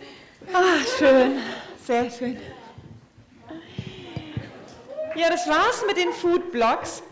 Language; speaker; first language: German; native; German